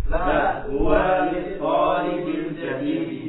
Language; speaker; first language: Arabic; non-native, learner; Indonesian